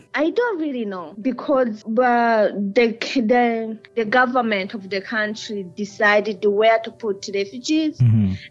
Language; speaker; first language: English; early bilingual, other home language; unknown